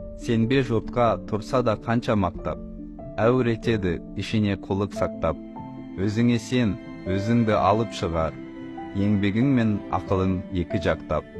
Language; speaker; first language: Kazakh; non-native, fluent; Urdu